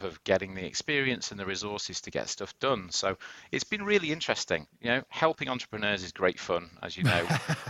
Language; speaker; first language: English; native; English